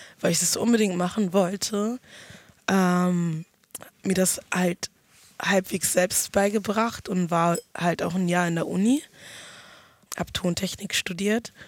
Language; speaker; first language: German; early bilingual, other home language; Akan